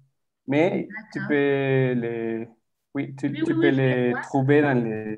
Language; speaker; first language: French; non-native, fluent; Spanish